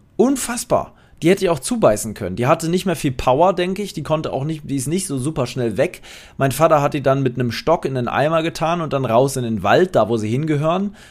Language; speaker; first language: German; non-native, fluent; Polish